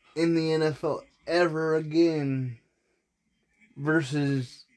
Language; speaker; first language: English; native; English